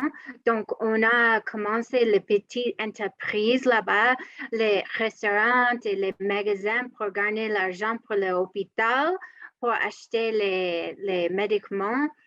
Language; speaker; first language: French; non-native, learner; English